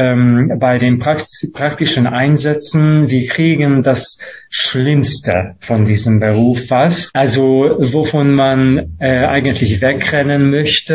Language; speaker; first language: German; non-native, fluent; Hungarian